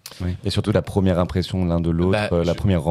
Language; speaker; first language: French; native; French